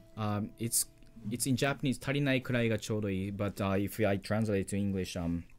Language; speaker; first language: English; non-native, fluent; Japanese